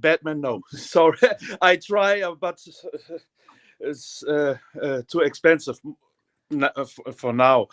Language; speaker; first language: English; non-native, learner; German